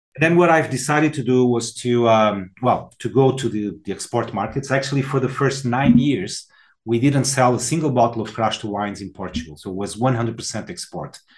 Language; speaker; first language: English; non-native, fluent; Portuguese